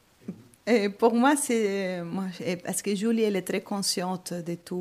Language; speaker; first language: French; non-native, fluent; Spanish